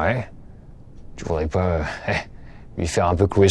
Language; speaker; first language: French; native; French